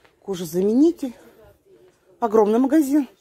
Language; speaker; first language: Russian; native; Russian